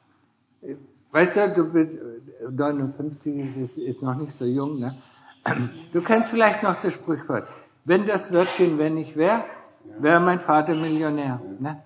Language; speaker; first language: German; non-native, fluent; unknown